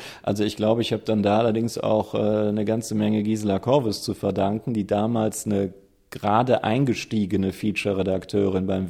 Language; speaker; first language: German; native; German